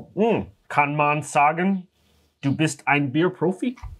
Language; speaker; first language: German; non-native, learner; English